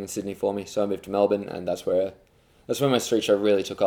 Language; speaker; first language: English; native; English